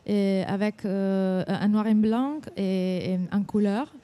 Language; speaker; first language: French; non-native, fluent; Italian